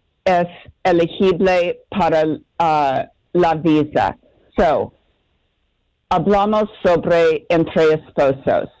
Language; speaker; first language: Spanish; non-native, learner; English